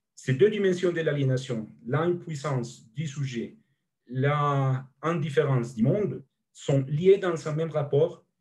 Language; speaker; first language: French; non-native, fluent; Spanish